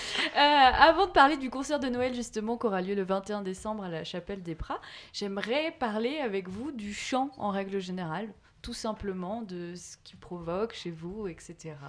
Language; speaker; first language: French; native; French